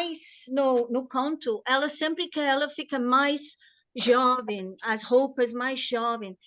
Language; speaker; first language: Portuguese; non-native, learner; English